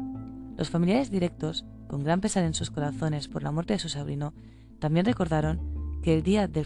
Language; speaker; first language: Spanish; native; Spanish